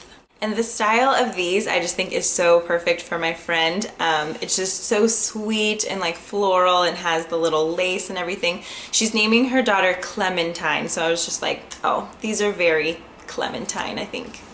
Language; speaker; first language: English; native; English